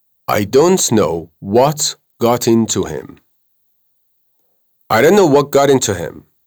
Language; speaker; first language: English; non-native, fluent; Persian